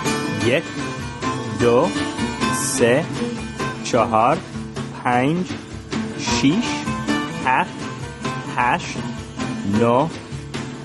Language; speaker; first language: Persian; non-native, learner; English